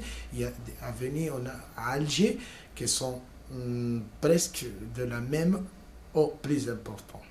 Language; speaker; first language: French; non-native, learner; Spanish